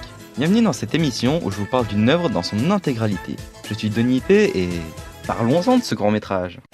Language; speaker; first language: French; native; French